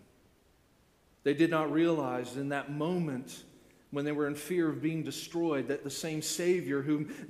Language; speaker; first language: English; native; English